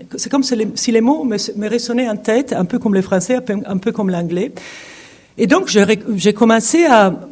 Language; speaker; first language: French; non-native, fluent; Italian